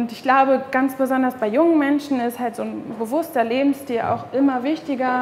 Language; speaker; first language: German; native; German